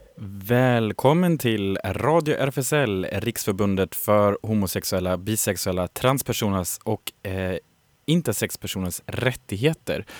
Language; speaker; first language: Swedish; native; Swedish